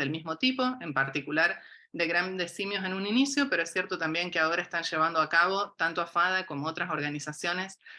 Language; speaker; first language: Spanish; native; Spanish